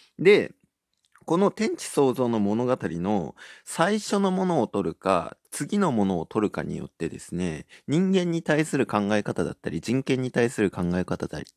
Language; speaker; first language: Japanese; native; Japanese